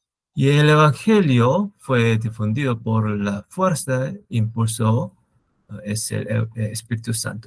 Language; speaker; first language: Spanish; non-native, learner; Korean